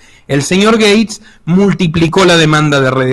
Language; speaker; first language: Spanish; native; Spanish